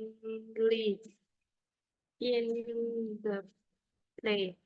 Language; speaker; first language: English; non-native, learner; Indonesian